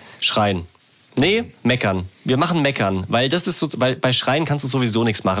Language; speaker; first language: German; native; German